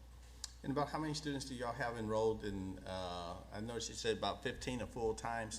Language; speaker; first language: English; native; English